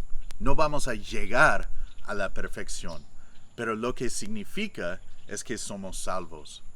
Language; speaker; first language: Spanish; non-native, fluent; English